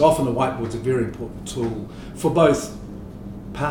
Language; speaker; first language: English; native; English